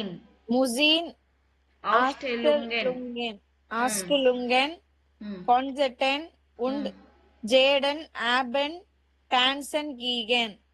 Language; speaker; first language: German; non-native, learner; Tamil